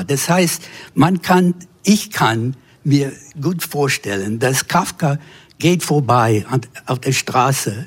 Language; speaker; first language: German; non-native, fluent; English